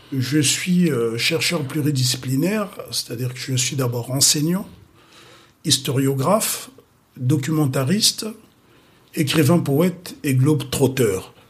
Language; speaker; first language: French; non-native, local second language; Kongo